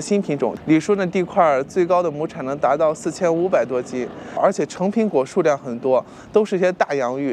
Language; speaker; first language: Chinese; native; Chinese